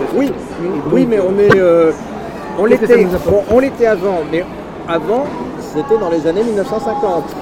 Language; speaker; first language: French; native; French